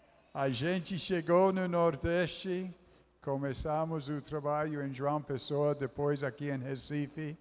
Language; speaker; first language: Portuguese; non-native, fluent; English